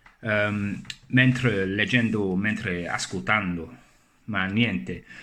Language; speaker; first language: Italian; non-native, learner; English